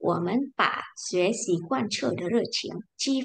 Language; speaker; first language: Chinese; non-native, fluent; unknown